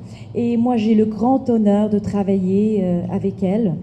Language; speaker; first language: French; non-native, fluent; Arabic